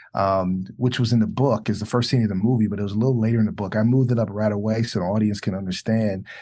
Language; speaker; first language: English; native; English